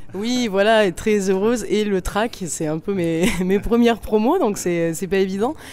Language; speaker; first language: French; native; French